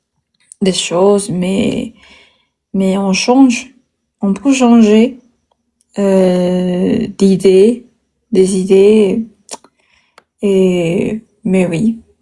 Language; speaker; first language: French; non-native, learner; Spanish